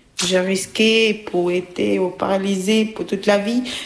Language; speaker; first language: French; non-native, learner; Albanian